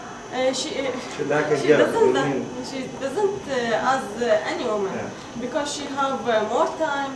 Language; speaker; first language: English; non-native, learner; Arabic